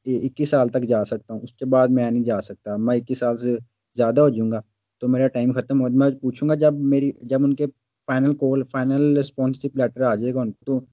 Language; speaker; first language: Urdu; non-native, local second language; Punjabi